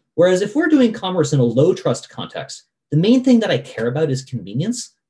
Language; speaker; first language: English; native; English